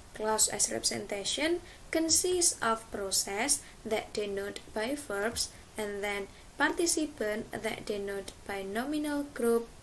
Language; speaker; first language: English; non-native, learner; Indonesian